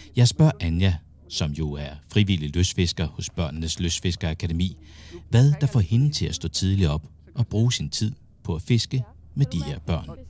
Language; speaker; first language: Danish; native; Danish